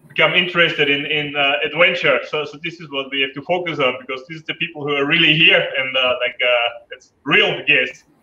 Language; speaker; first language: English; non-native, fluent; German